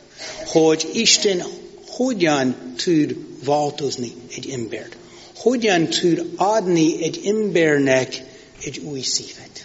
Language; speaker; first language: Hungarian; non-native, fluent; English